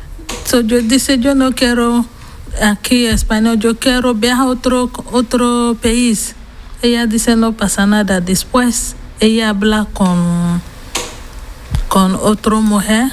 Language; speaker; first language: Spanish; non-native, learner; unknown